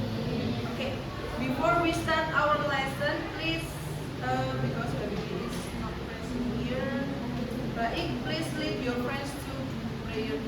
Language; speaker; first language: English; non-native, fluent; Indonesian